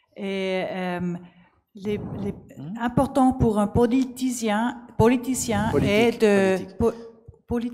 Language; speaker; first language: French; non-native, learner; German